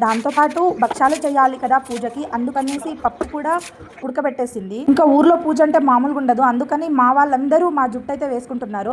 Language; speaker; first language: Telugu; non-native, local second language; Lambadi